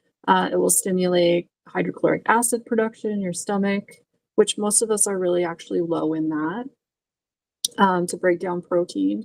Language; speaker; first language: English; native; English